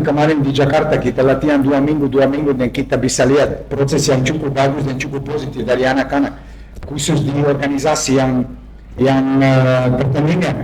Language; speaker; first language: Indonesian; non-native, fluent; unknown